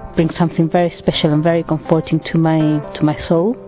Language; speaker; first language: English; non-native, fluent; Spanish